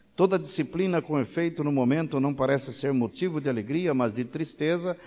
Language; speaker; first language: Portuguese; native; Portuguese